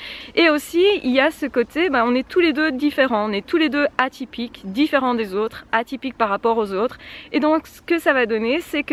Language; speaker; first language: French; native; French